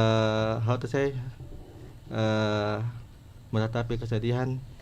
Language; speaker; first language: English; non-native, learner; Indonesian